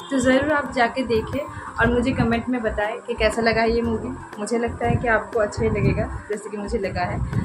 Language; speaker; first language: Hindi; non-native, local second language; Bangla